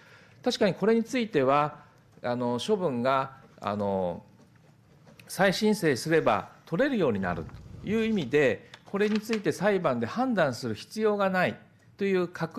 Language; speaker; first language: Japanese; native; Japanese